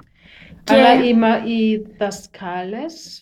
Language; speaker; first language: Greek; non-native, learner; German